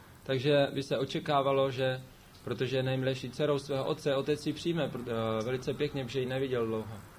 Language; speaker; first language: Czech; native; Czech